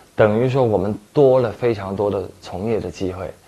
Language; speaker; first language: Chinese; non-native, local second language; Min Nan Chinese